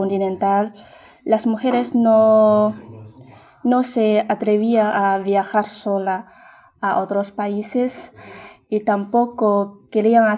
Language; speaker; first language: Spanish; non-native, fluent; Chinese